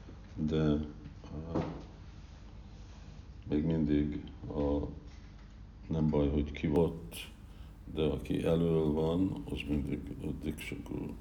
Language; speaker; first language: Hungarian; early bilingual, heritage; Hungarian